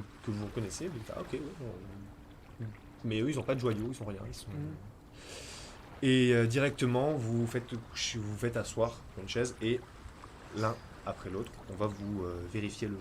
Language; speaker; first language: French; native; French